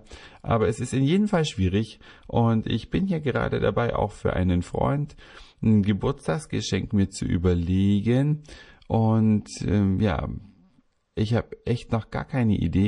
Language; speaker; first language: German; native; German